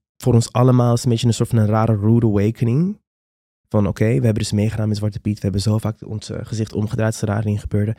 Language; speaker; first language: Dutch; non-native, local second language; Papiamento